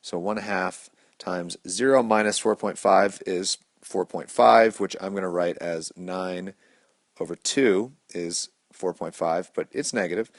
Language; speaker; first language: English; native; English